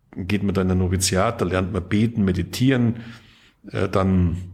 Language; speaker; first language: German; native; German